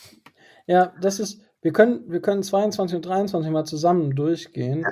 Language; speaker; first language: German; native; German